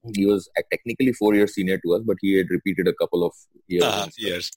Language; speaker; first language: English; non-native, local second language; Sindhi